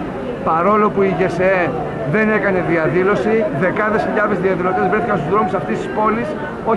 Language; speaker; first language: Greek; native; Greek